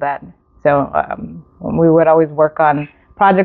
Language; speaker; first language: English; native; English